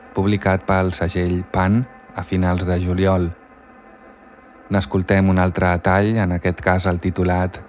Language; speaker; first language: Catalan; native; Catalan